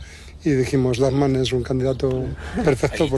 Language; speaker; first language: Spanish; native; Spanish